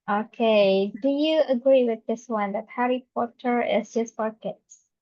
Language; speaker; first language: English; non-native, fluent; Indonesian